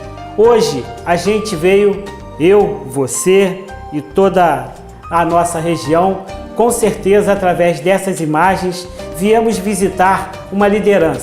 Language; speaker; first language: Portuguese; native; Portuguese